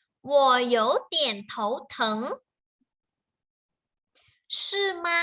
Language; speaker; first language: Chinese; non-native, fluent; Thai